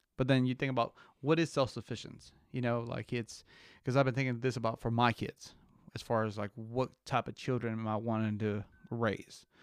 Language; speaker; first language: English; early bilingual, other home language; Spanish